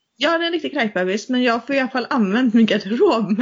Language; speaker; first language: Swedish; native; Swedish